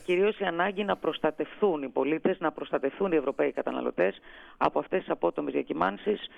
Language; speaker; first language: Greek; native; Greek